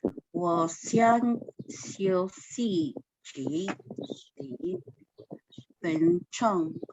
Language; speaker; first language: Chinese; non-native, learner; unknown